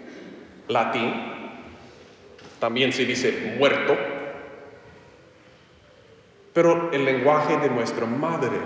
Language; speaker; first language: Spanish; non-native, fluent; English